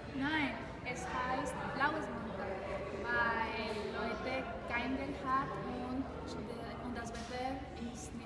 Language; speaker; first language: German; non-native, learner; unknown